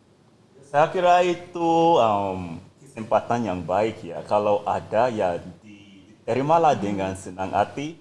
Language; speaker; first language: Indonesian; non-native, fluent; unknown